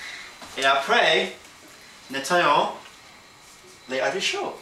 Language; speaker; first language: French; non-native, learner; English